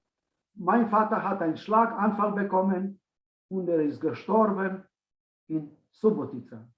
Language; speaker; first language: German; non-native, learner; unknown